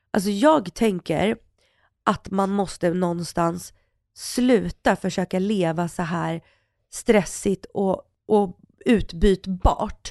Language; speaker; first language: Swedish; early bilingual, other home language; Russian